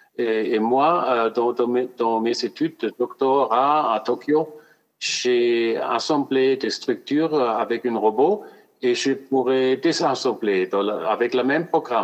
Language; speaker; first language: French; non-native, fluent; German